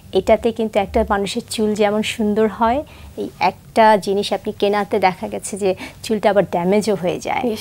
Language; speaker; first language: Bangla; native; Bangla